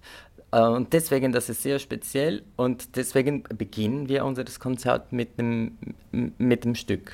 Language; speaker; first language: German; non-native, fluent; Portuguese